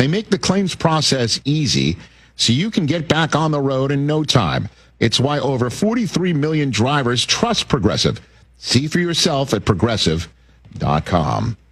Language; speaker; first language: English; native; English